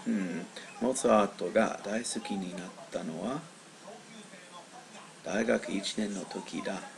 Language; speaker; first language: Japanese; non-native, learner; English